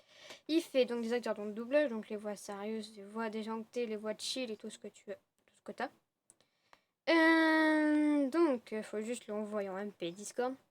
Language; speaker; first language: French; native; French